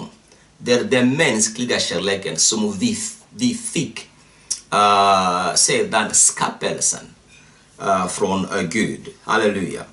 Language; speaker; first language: Swedish; non-native, fluent; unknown